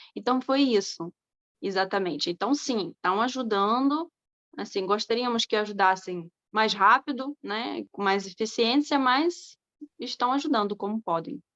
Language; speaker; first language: Portuguese; non-native, fluent; Ukrainian